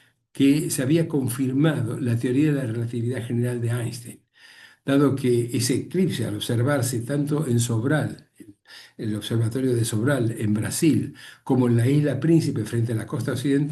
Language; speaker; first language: Spanish; native; Spanish